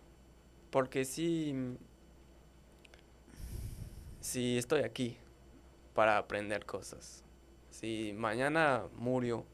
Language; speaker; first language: Spanish; non-native, learner; French